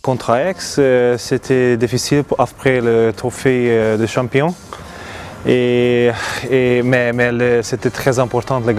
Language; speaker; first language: French; non-native, learner; Hungarian